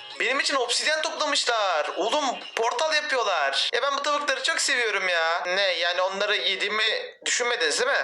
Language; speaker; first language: Turkish; native; Turkish